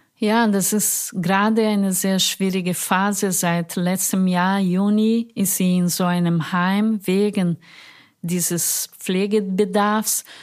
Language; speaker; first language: German; non-native, fluent; Portuguese